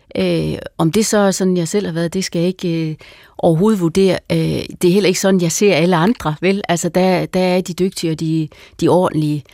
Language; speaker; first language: Danish; native; Danish